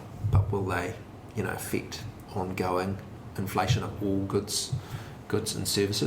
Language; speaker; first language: English; native; English